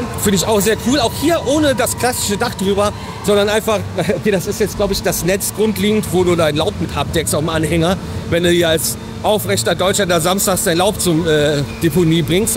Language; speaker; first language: German; native; German